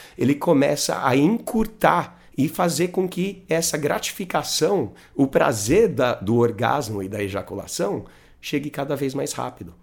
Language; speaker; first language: Portuguese; non-native, fluent; English